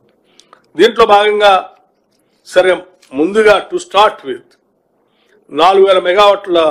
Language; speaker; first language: Telugu; native; Telugu